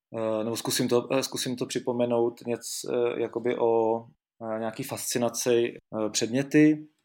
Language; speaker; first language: Czech; native; Czech